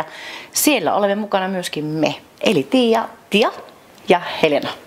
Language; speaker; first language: Finnish; native; Finnish